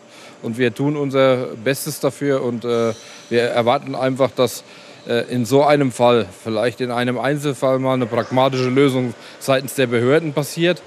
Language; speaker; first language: German; native; German